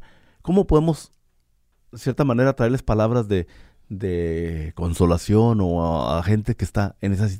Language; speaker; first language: Spanish; native; Spanish